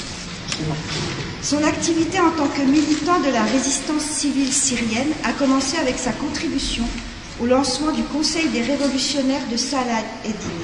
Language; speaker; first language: French; native; French